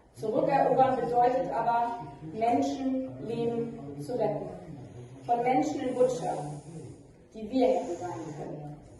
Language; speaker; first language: German; native; German